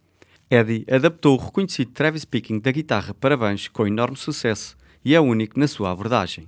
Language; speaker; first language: Portuguese; native; Portuguese